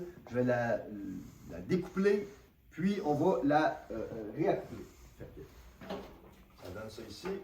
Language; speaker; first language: French; native; French